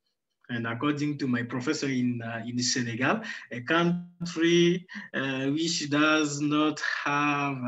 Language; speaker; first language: English; non-native, fluent; Sango